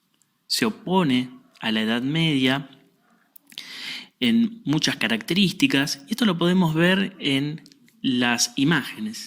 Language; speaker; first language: Spanish; native; Spanish